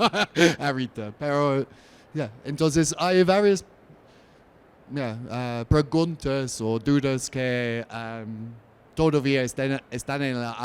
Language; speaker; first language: Spanish; non-native, learner; English